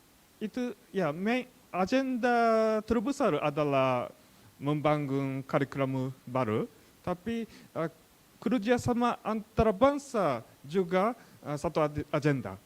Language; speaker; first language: Indonesian; non-native, learner; Japanese